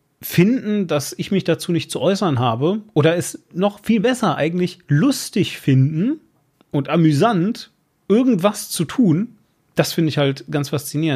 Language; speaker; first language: German; native; German